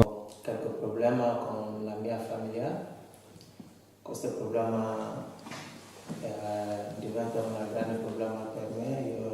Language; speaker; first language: Italian; non-native, learner; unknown